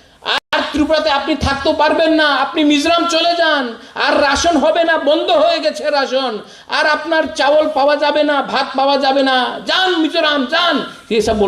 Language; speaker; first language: Bangla; non-native, local second language; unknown